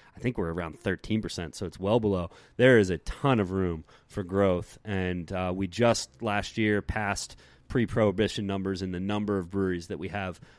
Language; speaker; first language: English; native; English